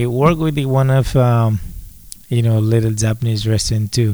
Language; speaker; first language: English; non-native, local second language; Nepali